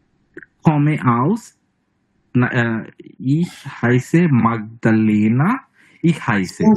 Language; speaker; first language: German; non-native, fluent; Bangla